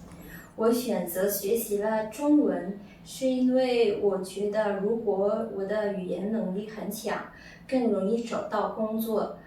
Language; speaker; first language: Chinese; non-native, fluent; Malagasy